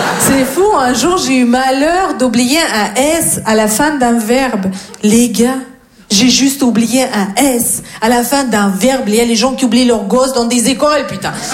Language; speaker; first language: French; non-native, fluent; Russian